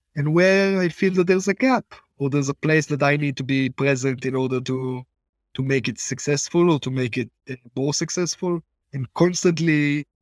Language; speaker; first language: English; non-native, fluent; Hebrew